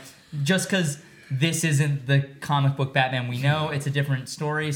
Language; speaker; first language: English; native; English